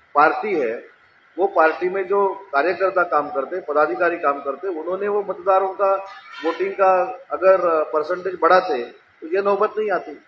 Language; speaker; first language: Hindi; non-native, local second language; Marathi